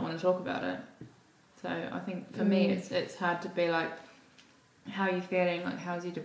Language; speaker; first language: English; native; English